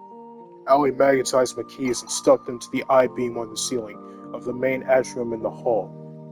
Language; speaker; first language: English; native; English